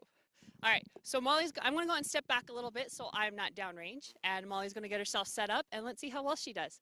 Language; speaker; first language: English; native; English